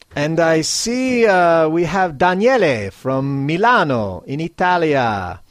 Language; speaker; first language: English; native; English